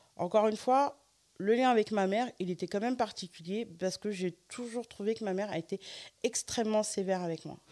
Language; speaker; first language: French; early bilingual, other home language; Fula